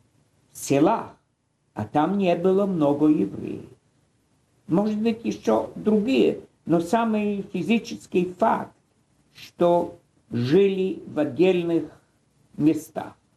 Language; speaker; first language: Russian; non-native, fluent; Polish